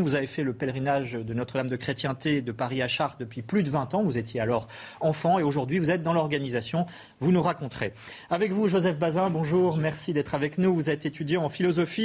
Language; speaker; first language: French; native; French